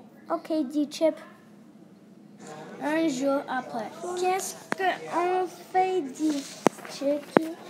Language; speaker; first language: French; non-native, learner; English